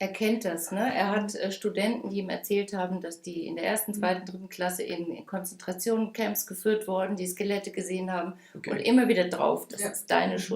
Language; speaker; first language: German; native; German